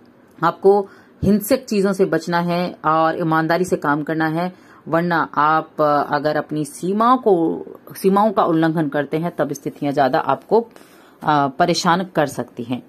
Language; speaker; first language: Hindi; native; Hindi